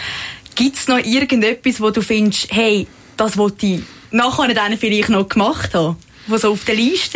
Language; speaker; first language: German; native; German